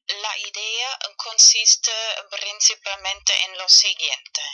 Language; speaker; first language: Spanish; non-native, fluent; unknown